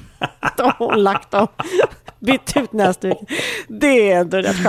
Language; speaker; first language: Swedish; native; Swedish